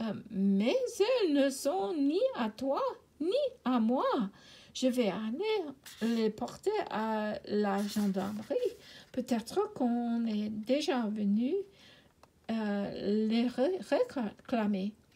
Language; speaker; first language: French; non-native, learner; English